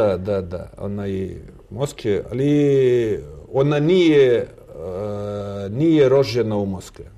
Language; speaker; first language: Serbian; non-native, learner; Russian